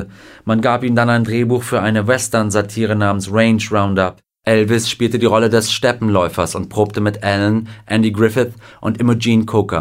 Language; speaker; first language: German; native; German